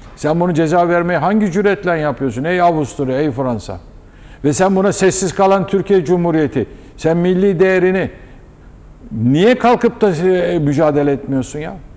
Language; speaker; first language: Turkish; native; Turkish